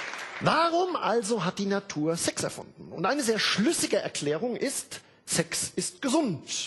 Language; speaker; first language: German; native; German